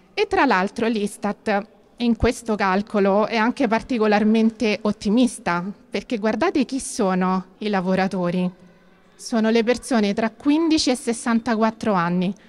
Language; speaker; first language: Italian; native; Italian